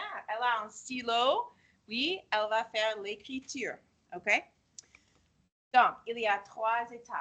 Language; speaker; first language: French; non-native, fluent; English